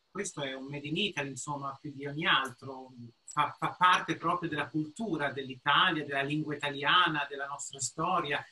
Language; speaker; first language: Italian; native; Italian